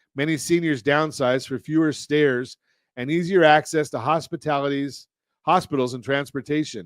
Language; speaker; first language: English; native; English